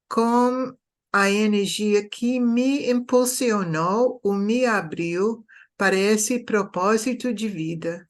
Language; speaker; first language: Portuguese; non-native, fluent; English